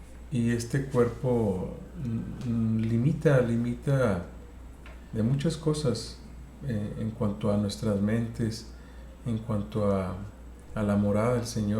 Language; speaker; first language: Spanish; native; Spanish